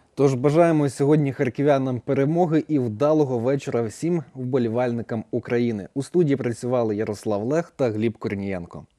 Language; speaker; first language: Ukrainian; native; Ukrainian